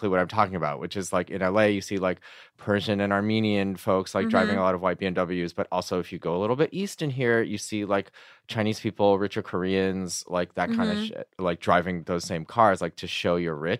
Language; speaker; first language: English; native; English